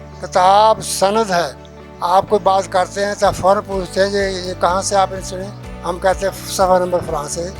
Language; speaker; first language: Urdu; non-native, local second language; Punjabi